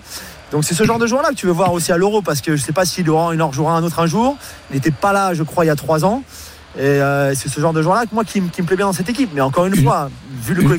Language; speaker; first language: French; non-native, fluent; English